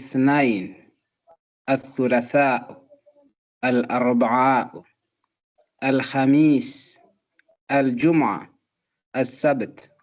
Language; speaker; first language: Arabic; non-native, learner; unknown